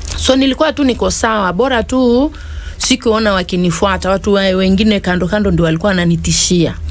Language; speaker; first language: Swahili; non-native, local second language; Lingala